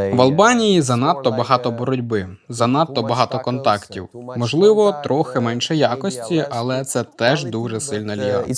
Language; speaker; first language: Ukrainian; non-native, fluent; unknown